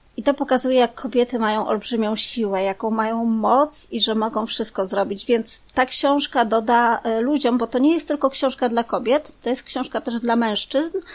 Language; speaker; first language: Polish; native; Polish